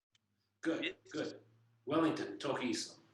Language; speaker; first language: Portuguese; non-native, learner; English